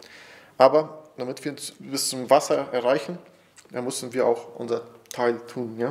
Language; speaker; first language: German; non-native, fluent; Portuguese